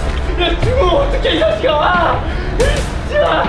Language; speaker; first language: Korean; native; Korean